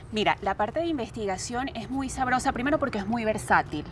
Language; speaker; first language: Spanish; native; Spanish